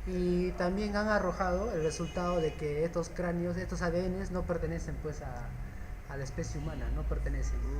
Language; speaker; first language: Spanish; native; Spanish